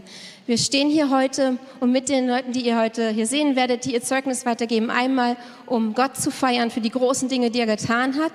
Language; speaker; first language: German; native; German